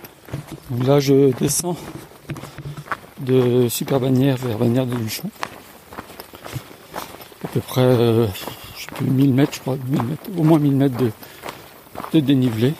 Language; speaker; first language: French; native; French